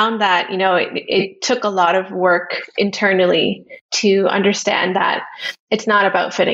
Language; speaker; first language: English; native; English